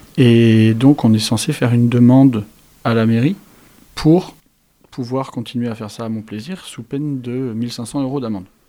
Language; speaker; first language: French; native; French